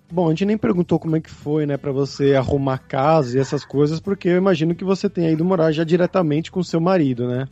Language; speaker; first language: Portuguese; native; Portuguese